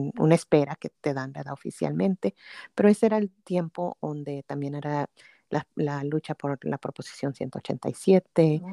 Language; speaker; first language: Spanish; native; Spanish